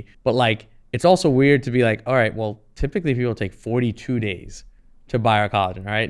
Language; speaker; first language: English; native; English